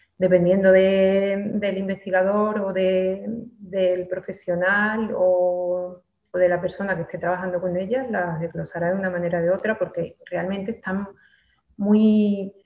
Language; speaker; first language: Spanish; native; Spanish